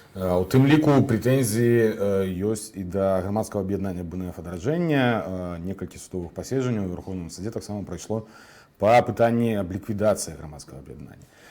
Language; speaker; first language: Belarusian; native; Belarusian